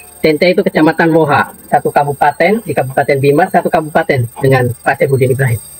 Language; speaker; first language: Indonesian; native; Indonesian